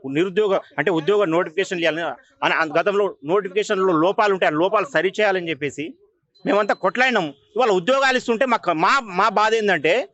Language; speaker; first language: Telugu; native; Telugu